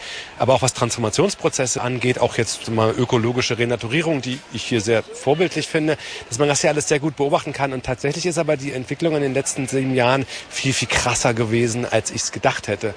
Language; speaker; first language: German; native; German